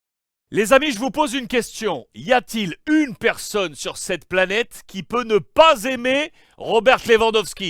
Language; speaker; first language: French; native; French